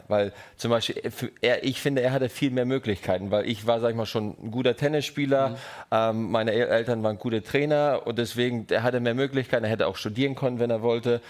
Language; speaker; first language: German; early bilingual, other home language; Russian